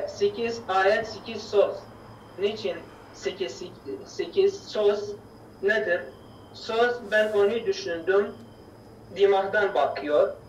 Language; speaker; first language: Turkish; non-native, learner; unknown